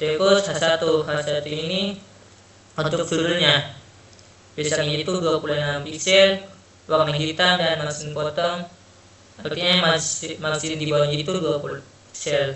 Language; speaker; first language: Indonesian; native; Indonesian